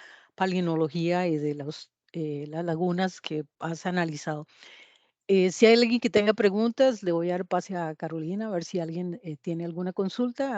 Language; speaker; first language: Spanish; native; Spanish